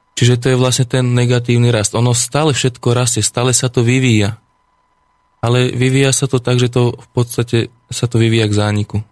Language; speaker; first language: Slovak; native; Slovak